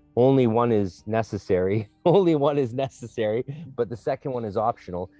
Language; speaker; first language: English; native; English